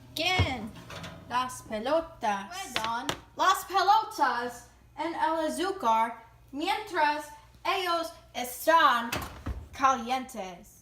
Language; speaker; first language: Spanish; non-native, learner; English